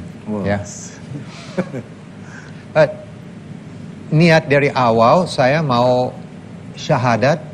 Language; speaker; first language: Indonesian; non-native, learner; English